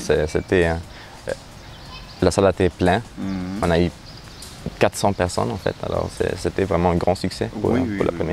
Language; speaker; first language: French; non-native, learner; German